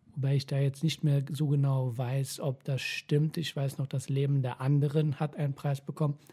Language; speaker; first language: German; early bilingual, other home language; Persian